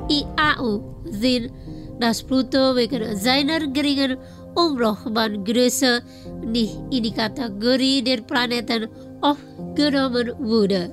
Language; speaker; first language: German; non-native, fluent; Indonesian